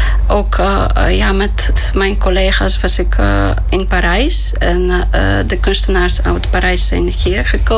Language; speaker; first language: Dutch; non-native, fluent; Polish